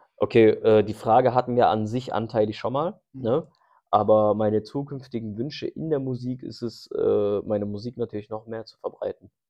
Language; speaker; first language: German; early bilingual, other home language; Turkish